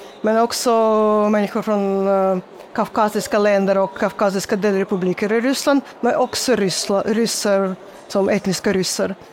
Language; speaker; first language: Swedish; non-native, fluent; Russian